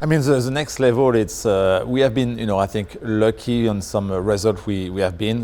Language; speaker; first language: English; non-native, fluent; French